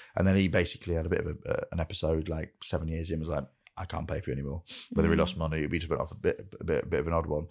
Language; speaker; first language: English; native; English